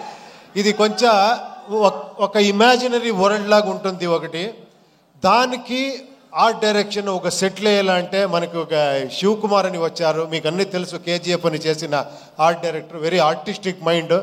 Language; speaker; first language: Telugu; non-native, fluent; Kannada